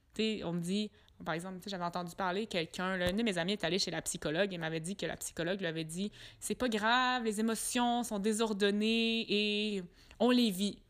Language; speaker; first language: French; native; French